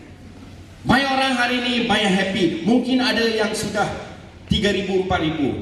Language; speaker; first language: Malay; non-native, local second language; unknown